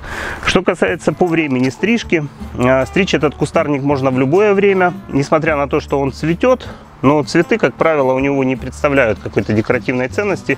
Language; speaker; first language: Russian; native; Russian